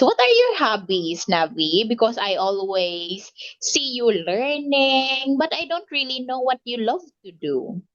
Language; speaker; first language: English; non-native, local second language; Filipino